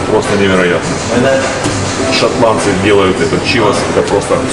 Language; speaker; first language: Russian; native; Russian